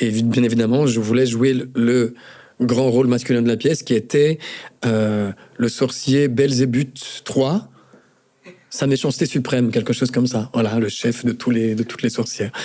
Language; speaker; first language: French; non-native, fluent; Portuguese